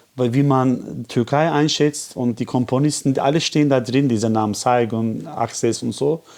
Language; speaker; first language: German; non-native, fluent; Turkish